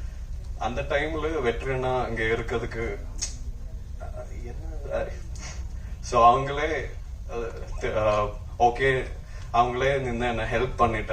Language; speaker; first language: Tamil; non-native, learner; Malayalam